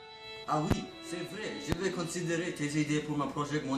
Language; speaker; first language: French; non-native, learner; English